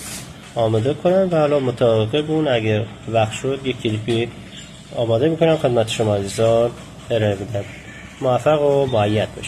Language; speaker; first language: Persian; native; Persian